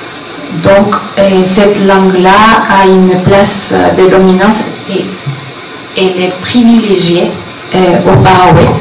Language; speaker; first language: French; non-native, fluent; Spanish